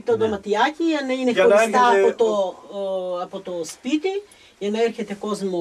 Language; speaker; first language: Greek; early bilingual, heritage; Greek